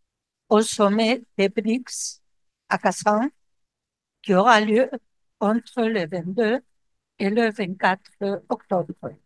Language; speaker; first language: French; non-native, fluent; Spanish